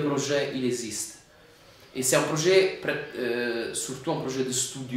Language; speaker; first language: French; non-native, fluent; Italian